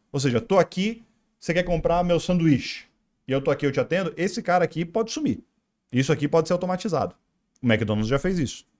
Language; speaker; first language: Portuguese; native; Portuguese